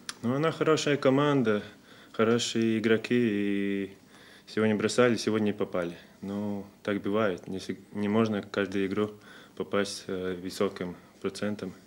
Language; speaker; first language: Russian; non-native, fluent; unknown